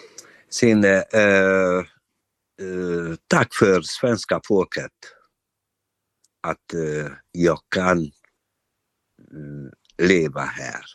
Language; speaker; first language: Swedish; non-native, learner; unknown